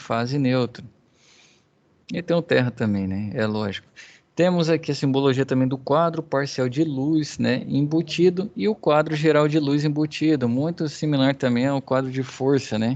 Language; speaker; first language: Portuguese; native; Portuguese